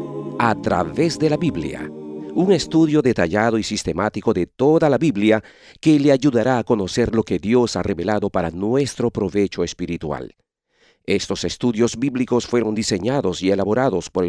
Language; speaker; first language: Spanish; native; Spanish